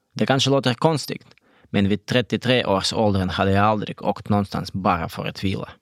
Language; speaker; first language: Swedish; non-native, fluent; Russian